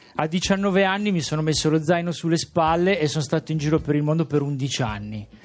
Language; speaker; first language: Italian; native; Italian